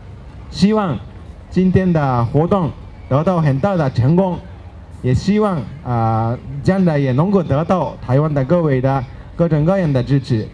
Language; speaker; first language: Chinese; non-native, fluent; Japanese